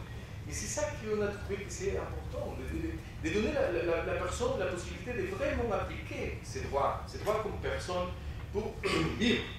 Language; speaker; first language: French; non-native, fluent; Spanish